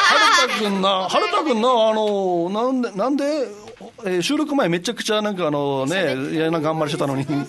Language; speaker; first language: Japanese; native; Japanese